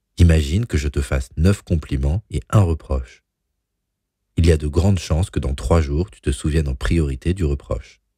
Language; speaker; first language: French; native; French